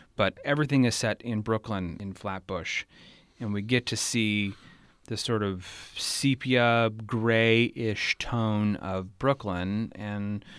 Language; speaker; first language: English; native; English